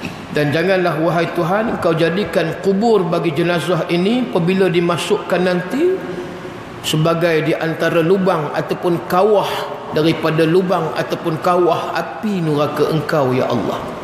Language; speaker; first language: Malay; native; Malay